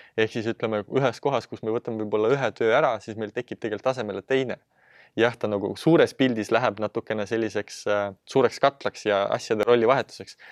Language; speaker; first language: Estonian; non-native, local second language; Russian